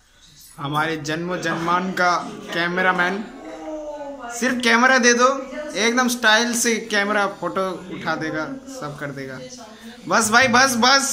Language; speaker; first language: Hindi; native; Hindi